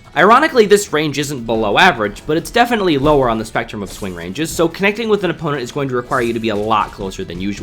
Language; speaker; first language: English; native; English